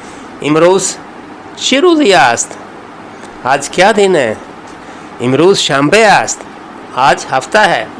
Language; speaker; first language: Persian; non-native, fluent; Urdu